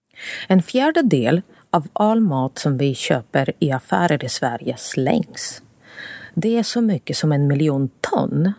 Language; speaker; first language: Swedish; non-native, fluent; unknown